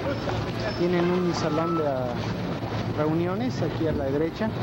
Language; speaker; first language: Spanish; native; Spanish